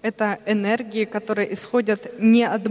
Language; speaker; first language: Russian; native; Russian